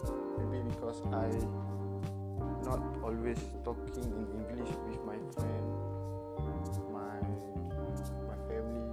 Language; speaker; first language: English; non-native, learner; Malay